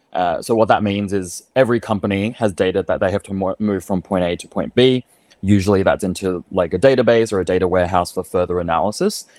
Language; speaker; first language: English; native; English